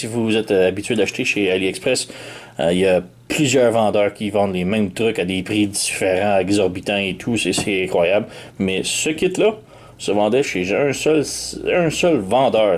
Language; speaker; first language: French; native; French